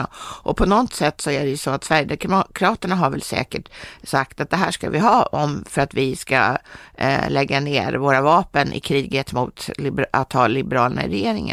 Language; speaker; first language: Swedish; native; Swedish